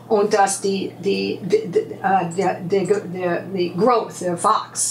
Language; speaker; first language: German; non-native, fluent; English